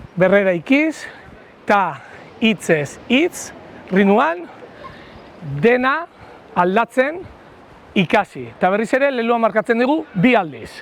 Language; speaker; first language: Basque; native; Basque